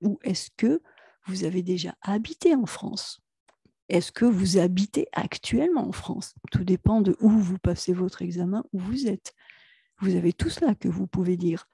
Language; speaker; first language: French; native; French